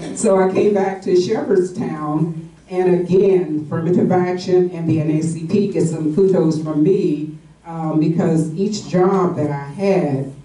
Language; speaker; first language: English; native; English